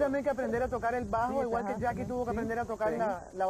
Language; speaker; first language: Spanish; native; Spanish